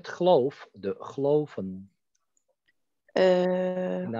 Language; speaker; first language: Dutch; non-native, fluent; Turkish